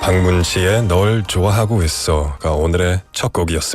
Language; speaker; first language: Korean; native; Korean